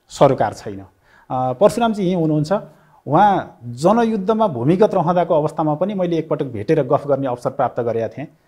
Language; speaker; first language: Nepali; native; Nepali